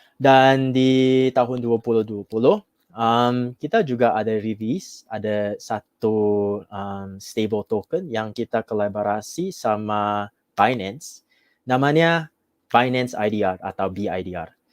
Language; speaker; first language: Indonesian; non-native, fluent; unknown